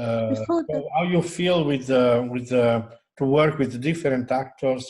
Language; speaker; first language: English; non-native, fluent; Italian